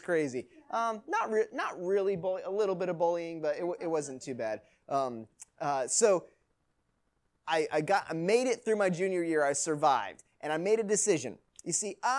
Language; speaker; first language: English; native; English